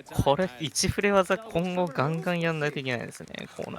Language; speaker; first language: Japanese; native; Japanese